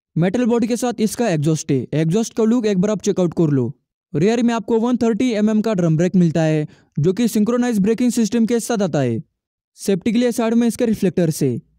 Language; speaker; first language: Hindi; native; Hindi